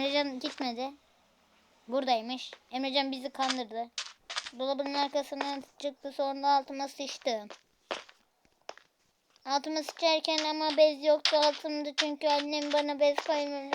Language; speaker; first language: Turkish; native; Turkish